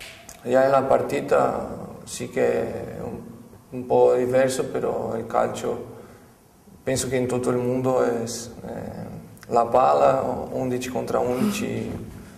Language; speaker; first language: Italian; non-native, fluent; Portuguese